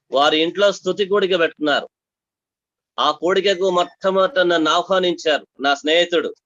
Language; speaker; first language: Telugu; non-native, local second language; Tamil